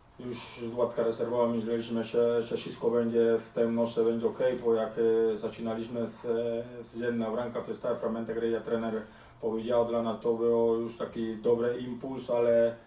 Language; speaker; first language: Polish; non-native, learner; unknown